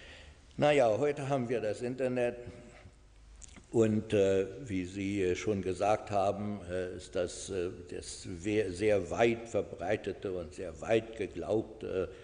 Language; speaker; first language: German; non-native, fluent; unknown